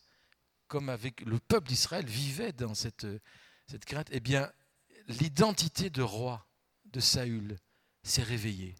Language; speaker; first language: French; native; French